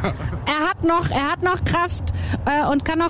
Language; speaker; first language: German; native; German